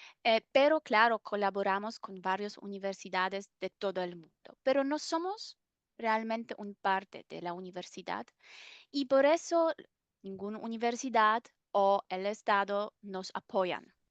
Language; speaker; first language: Spanish; non-native, fluent; German